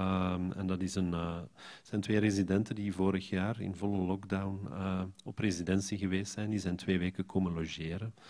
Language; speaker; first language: Dutch; native; Dutch